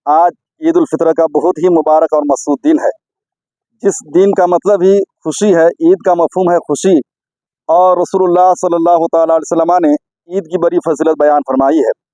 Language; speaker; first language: Hindi; non-native, local second language; Gujarati